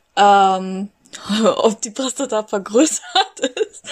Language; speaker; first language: German; native; German